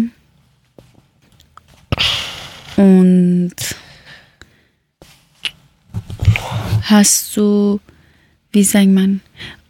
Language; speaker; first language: German; non-native, learner; Persian